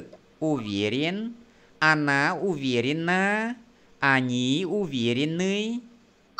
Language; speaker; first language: Russian; non-native, fluent; Vietnamese